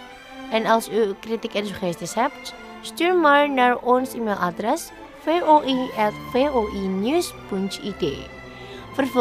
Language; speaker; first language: Dutch; non-native, learner; Indonesian